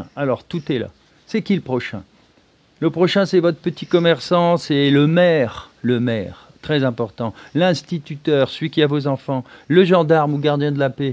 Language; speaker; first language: French; native; French